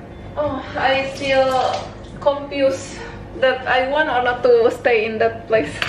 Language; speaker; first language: English; non-native, learner; Indonesian